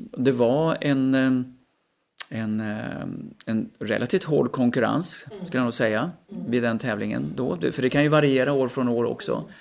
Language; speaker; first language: Swedish; native; Swedish